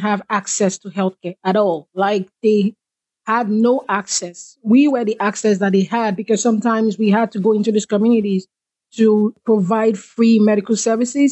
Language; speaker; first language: English; non-native, local second language; Igbo